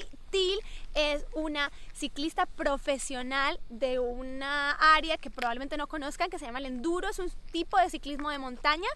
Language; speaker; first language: Spanish; native; Spanish